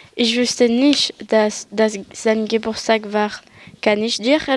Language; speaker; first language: German; non-native, learner; French